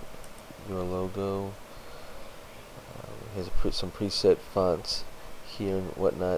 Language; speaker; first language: English; native; English